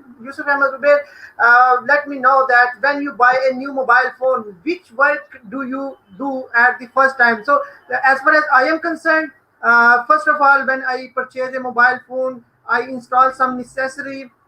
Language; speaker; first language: English; non-native, fluent; Urdu